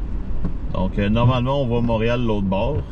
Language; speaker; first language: French; native; French